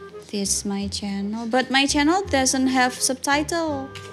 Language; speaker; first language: English; non-native, learner; Indonesian